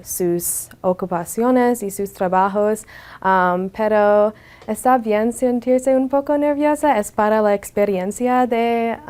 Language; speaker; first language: Spanish; non-native, learner; English